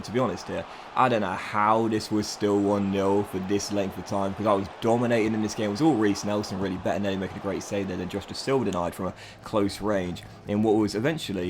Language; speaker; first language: English; native; English